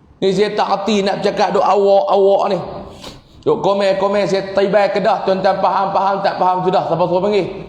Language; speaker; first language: Malay; native; Malay